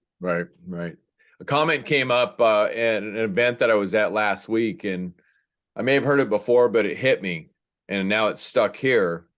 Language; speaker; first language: English; native; English